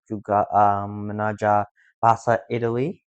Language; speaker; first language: Indonesian; early bilingual, heritage; English